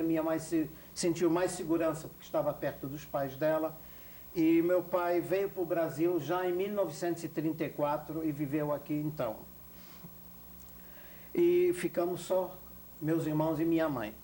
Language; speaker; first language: Portuguese; non-native, fluent; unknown